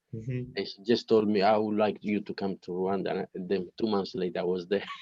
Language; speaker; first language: English; non-native, learner; Italian